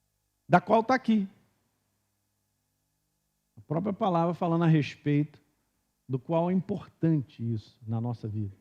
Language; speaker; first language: Portuguese; native; Portuguese